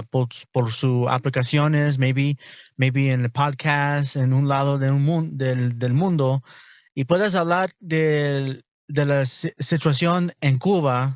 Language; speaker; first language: Spanish; non-native, learner; English